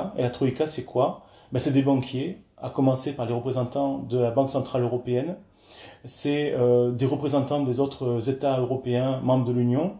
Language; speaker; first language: French; native; French